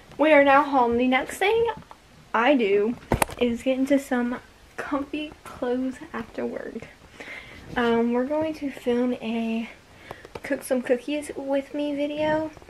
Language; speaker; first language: English; native; English